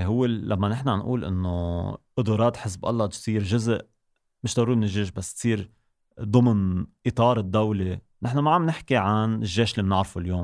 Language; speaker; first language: Arabic; native; Arabic